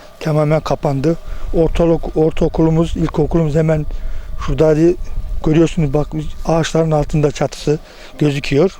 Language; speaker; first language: Turkish; native; Turkish